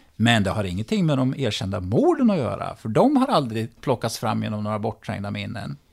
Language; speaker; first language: Swedish; native; Swedish